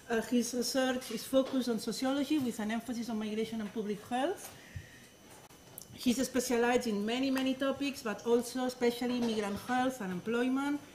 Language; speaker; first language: English; non-native, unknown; Spanish